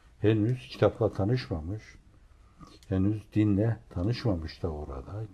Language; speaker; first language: Turkish; native; Turkish